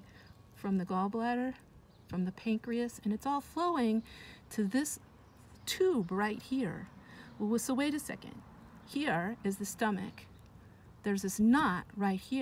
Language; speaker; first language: English; native; English